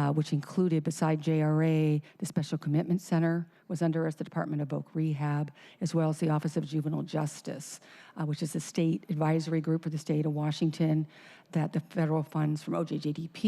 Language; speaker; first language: English; native; English